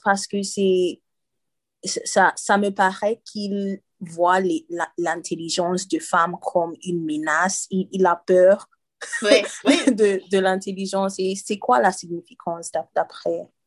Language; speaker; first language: French; non-native, learner; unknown